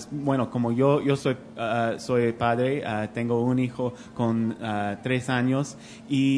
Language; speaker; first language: Spanish; non-native, fluent; English